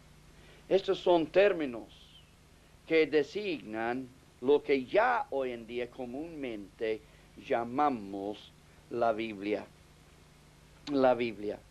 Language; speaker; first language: Spanish; non-native, fluent; English